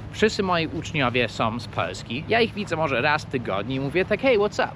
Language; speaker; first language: Polish; non-native, fluent; English